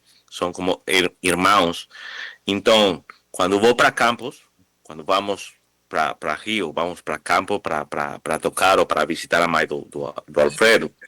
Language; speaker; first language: Portuguese; non-native, learner; Spanish